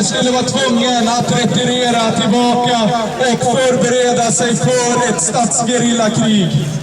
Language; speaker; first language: Swedish; native; Swedish